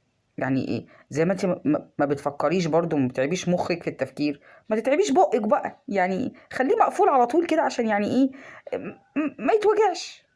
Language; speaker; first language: Arabic; native; Arabic